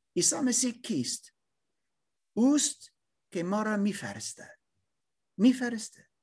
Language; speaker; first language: Persian; non-native, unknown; German